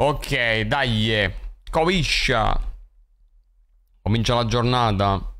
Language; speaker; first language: Italian; native; Italian